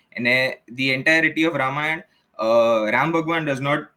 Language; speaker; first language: English; non-native, local second language; Gujarati